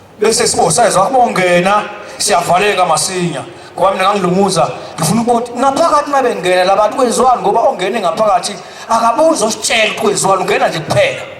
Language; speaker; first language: Zulu; native; Zulu